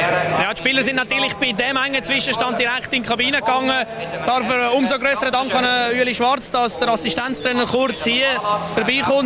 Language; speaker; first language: German; native; German